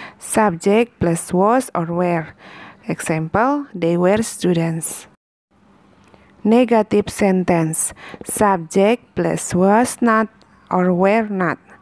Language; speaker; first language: English; non-native, fluent; Indonesian